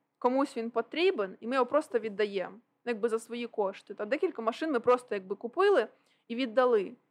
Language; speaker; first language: Ukrainian; native; Ukrainian